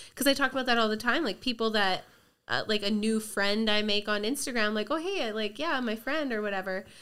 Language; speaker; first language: English; native; English